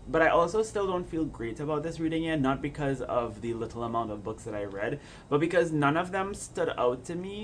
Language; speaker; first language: English; native; English